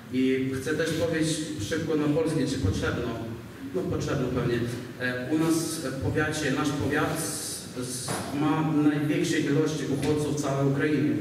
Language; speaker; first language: Polish; non-native, learner; Ukrainian